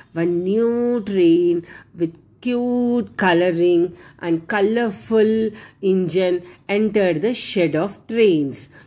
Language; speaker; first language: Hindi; non-native, local second language; Telugu